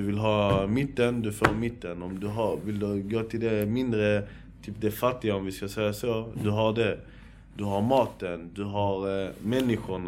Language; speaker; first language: Swedish; early bilingual, other home language; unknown